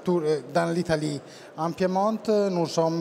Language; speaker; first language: French; non-native, learner; Italian